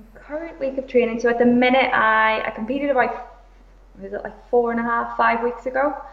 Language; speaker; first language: English; native; English